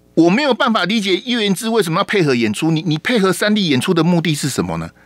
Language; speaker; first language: Chinese; native; Chinese